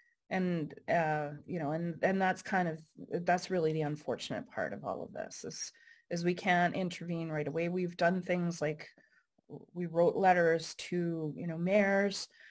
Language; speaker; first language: English; native; English